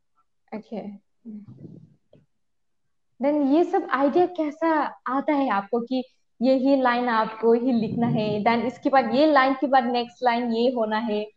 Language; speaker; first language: Hindi; non-native, local second language; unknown